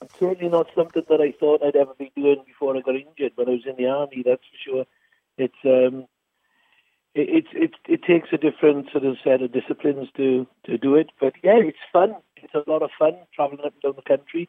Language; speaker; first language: English; native; English